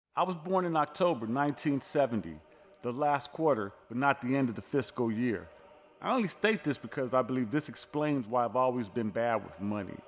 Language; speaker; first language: English; native; English